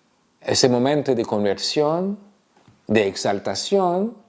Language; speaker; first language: Spanish; non-native, fluent; French